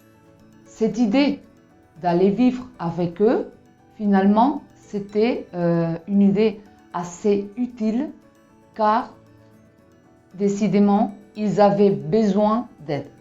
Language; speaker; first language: French; non-native, fluent; Spanish